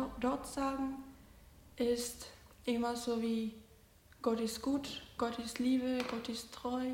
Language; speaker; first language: German; non-native, learner; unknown